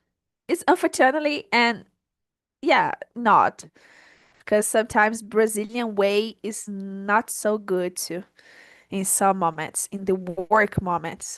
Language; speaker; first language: English; non-native, learner; Portuguese